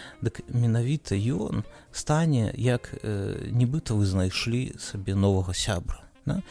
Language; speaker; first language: Belarusian; non-native, local second language; Russian